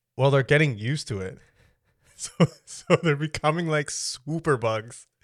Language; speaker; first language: English; native; English